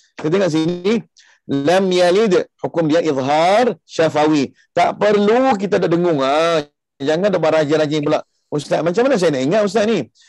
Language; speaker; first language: Malay; early bilingual, heritage; Malay